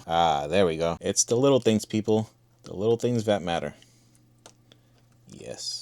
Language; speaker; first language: English; native; English